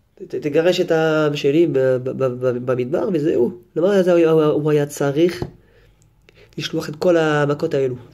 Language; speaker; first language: Hebrew; non-native, fluent; French